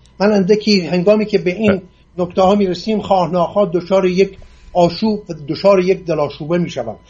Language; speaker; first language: Persian; non-native, local second language; Assyrian Neo-Aramaic